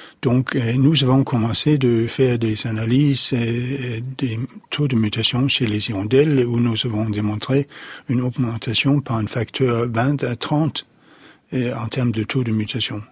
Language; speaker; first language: French; non-native, fluent; Danish